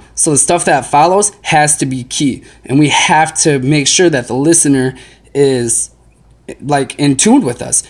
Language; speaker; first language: English; native; English